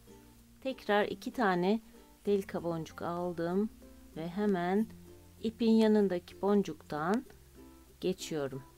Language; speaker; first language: Turkish; native; Turkish